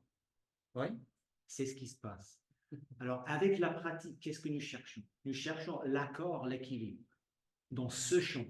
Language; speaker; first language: French; non-native, fluent; English